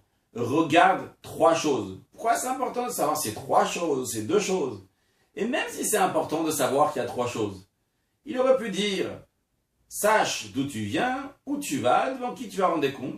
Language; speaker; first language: French; native; French